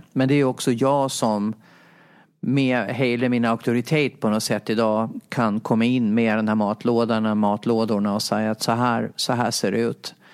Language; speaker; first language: Swedish; native; Swedish